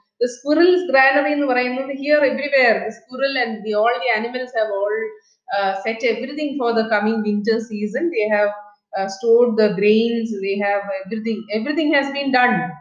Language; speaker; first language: English; non-native, local second language; Malayalam